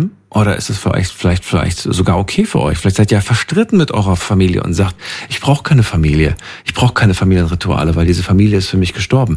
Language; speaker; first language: German; native; German